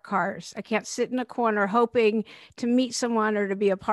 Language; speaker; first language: English; native; English